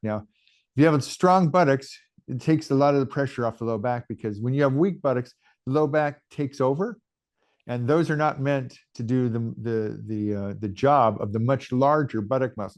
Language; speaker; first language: English; native; English